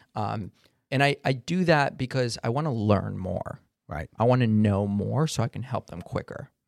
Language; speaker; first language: English; non-native, fluent; Hebrew